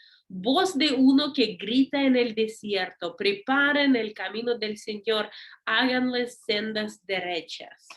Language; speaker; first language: Spanish; non-native, learner; English